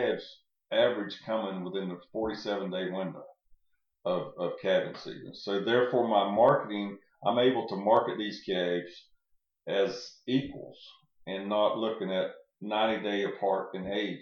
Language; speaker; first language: English; native; English